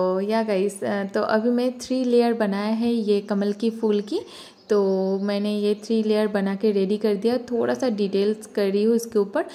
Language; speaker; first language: Hindi; non-native, local second language; Bangla